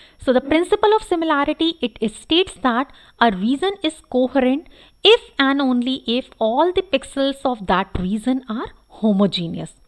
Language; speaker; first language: English; non-native, local second language; Hindi